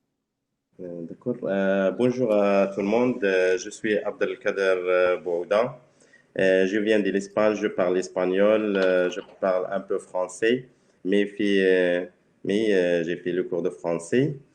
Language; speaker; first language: French; non-native, learner; Spanish